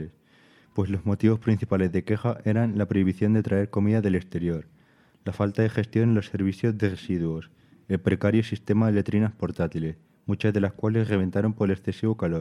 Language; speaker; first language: Spanish; native; Spanish